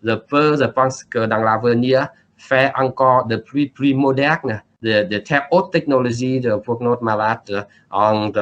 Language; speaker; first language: French; non-native, learner; Vietnamese